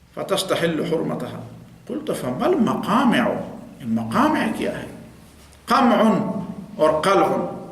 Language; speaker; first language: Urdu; non-native, local second language; Pashto